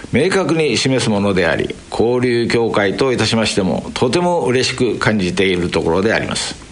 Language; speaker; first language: Japanese; native; Japanese